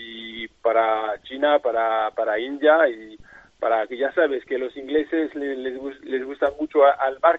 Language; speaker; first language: Spanish; non-native, fluent; French